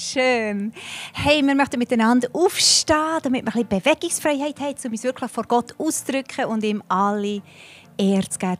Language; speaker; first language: German; native; German